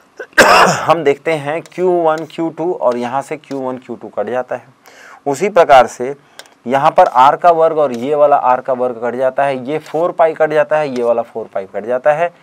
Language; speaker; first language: Hindi; native; Hindi